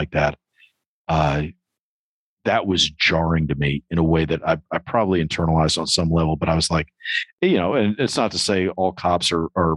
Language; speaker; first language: English; native; English